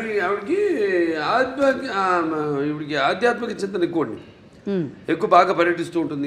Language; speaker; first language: Telugu; native; Telugu